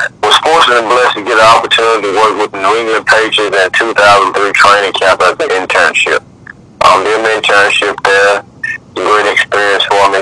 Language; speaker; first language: English; native; English